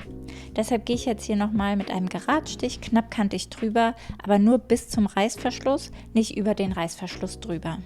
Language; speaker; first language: German; native; German